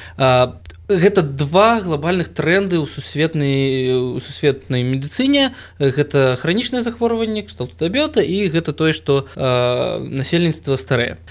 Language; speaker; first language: Belarusian; non-native, local second language; Russian